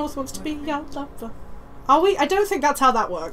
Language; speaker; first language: English; native; English